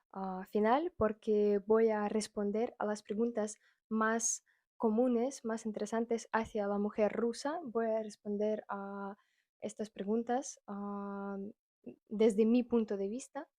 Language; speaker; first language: Spanish; non-native, fluent; Russian